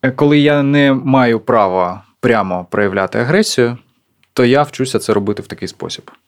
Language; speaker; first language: Ukrainian; non-native, local second language; Russian